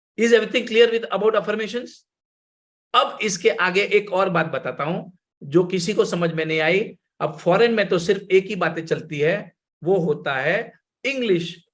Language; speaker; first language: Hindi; non-native, local second language; Gujarati